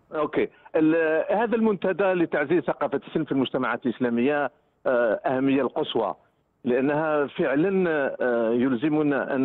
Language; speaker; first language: Arabic; native; Arabic